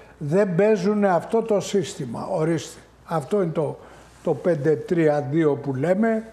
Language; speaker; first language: Greek; native; Greek